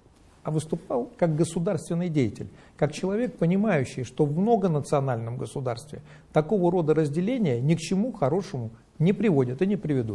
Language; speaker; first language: Russian; native; Russian